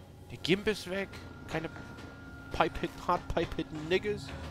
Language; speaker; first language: German; native; German